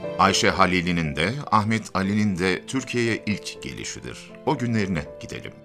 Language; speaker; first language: Turkish; native; Turkish